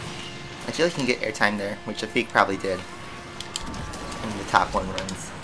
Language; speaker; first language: English; native; English